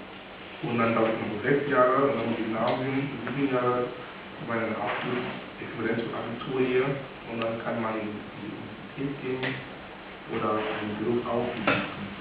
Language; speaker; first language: German; non-native, fluent; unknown